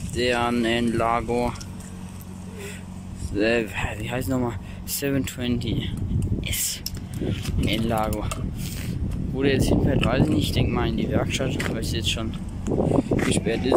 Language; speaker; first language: German; native; German